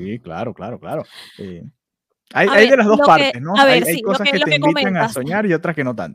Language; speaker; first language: Spanish; native; Spanish